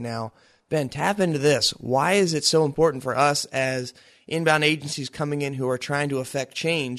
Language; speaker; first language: English; native; English